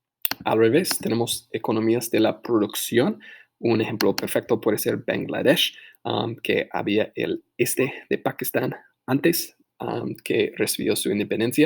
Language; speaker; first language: Spanish; non-native, fluent; English